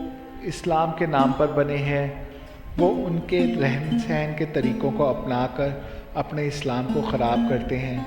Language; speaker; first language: Urdu; native; Urdu